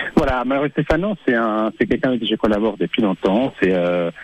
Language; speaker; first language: French; non-native, fluent; Spanish